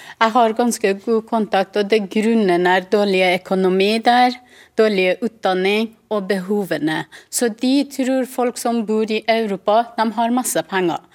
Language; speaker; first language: Norwegian; non-native, learner; Persian